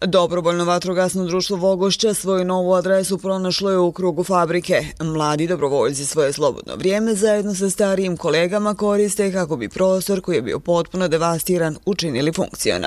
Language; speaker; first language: Serbian; native; Serbian